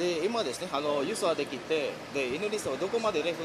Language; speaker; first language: Japanese; non-native, learner; Indonesian